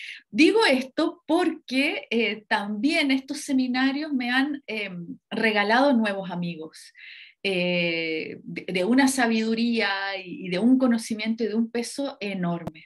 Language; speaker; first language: Spanish; native; Spanish